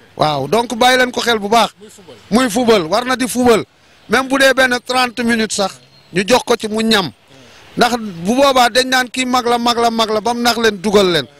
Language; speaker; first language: Wolof; non-native, local second language; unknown